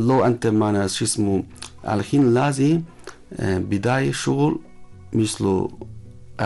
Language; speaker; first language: Arabic; non-native, learner; Chinese